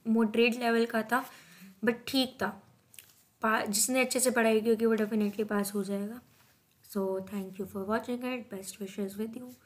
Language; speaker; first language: Hindi; native; Hindi